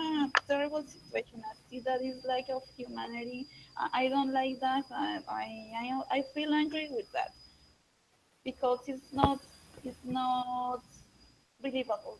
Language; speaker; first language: English; non-native, learner; Spanish